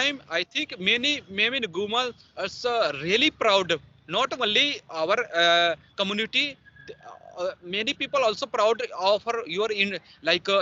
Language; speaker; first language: English; non-native, learner; Hindi